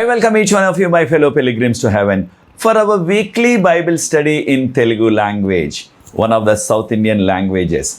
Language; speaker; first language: English; non-native, local second language; Telugu